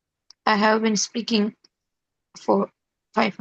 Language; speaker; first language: English; non-native, learner; Hindi